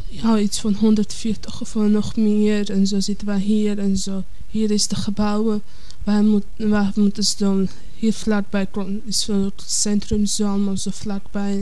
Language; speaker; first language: Dutch; early bilingual, other home language; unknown